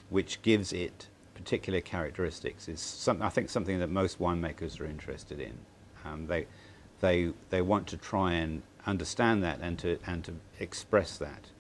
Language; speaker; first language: English; native; English